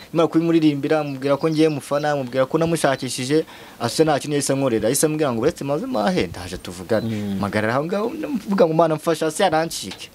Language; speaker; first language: Kinyarwanda; native; Kinyarwanda